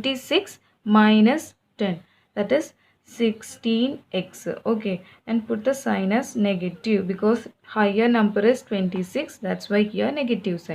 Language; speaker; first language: English; non-native, local second language; Malayalam